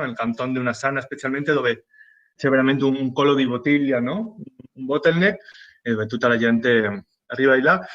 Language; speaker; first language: Italian; non-native, fluent; Spanish